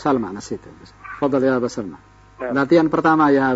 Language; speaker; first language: Arabic; non-native, fluent; Indonesian